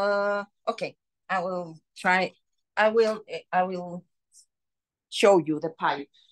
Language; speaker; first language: English; non-native, learner; Spanish